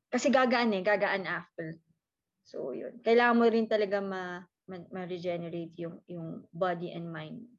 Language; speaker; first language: Filipino; native; Filipino